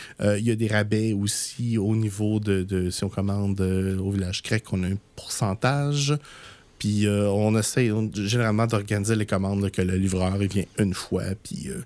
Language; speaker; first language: French; native; French